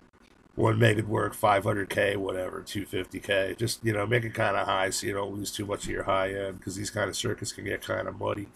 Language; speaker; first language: English; native; English